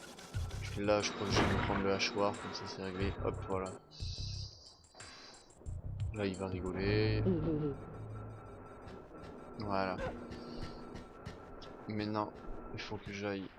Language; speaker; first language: French; native; French